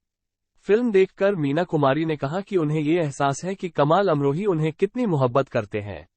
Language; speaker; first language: Hindi; native; Hindi